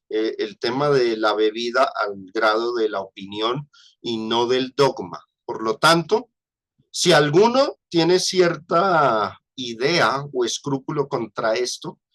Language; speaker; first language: Spanish; native; Spanish